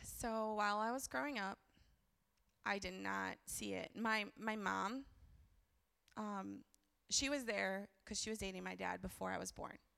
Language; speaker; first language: English; early bilingual, other home language; Portuguese